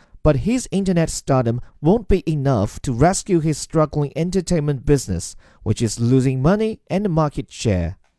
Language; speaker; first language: English; non-native, fluent; Chinese